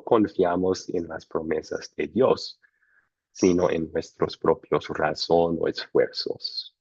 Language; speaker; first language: Spanish; non-native, fluent; English